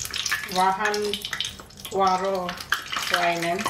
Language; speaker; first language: Finnish; non-native, learner; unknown